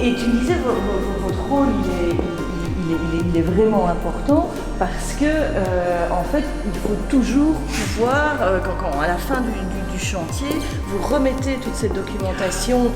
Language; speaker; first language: French; native; French